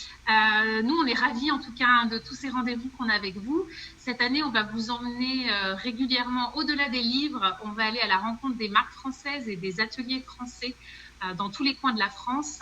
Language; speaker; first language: French; native; French